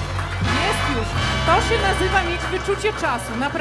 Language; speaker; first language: Polish; native; Polish